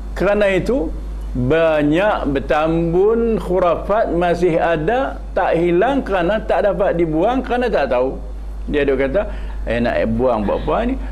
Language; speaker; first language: Malay; early bilingual, heritage; Malay